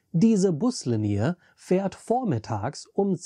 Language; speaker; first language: German; non-native, fluent; English